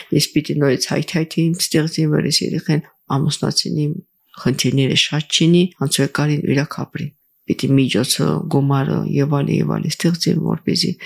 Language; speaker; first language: Armenian; native; Armenian